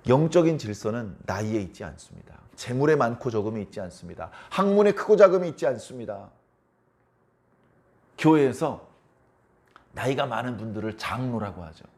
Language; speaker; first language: Korean; native; Korean